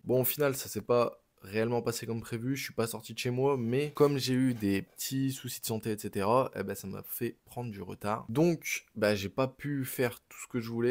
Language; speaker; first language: French; native; French